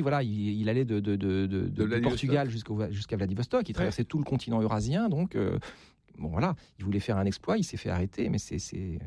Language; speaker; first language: French; native; French